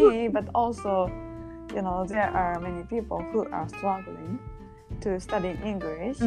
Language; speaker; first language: English; non-native, learner; Japanese